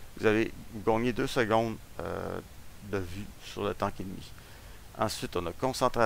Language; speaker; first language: French; native; French